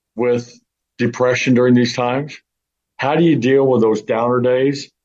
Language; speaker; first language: English; native; English